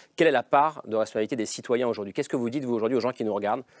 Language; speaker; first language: French; native; French